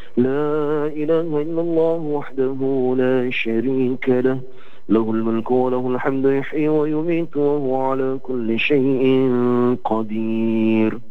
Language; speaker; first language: Arabic; non-native, fluent; Indonesian